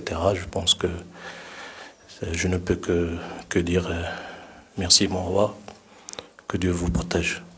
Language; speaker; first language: French; non-native, local second language; Arabic